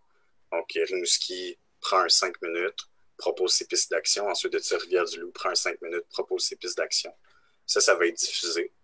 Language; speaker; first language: French; native; French